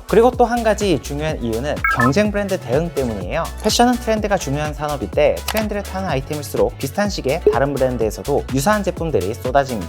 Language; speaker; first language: Korean; native; Korean